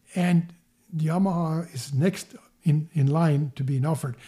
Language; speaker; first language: English; non-native, fluent; Swedish